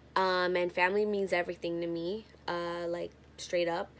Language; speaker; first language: English; native; English